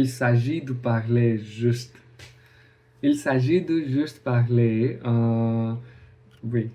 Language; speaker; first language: French; non-native, learner; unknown